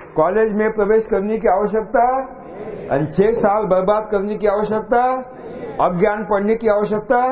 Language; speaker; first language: Hindi; non-native, local second language; Marathi